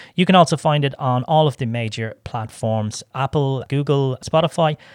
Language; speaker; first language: English; native; English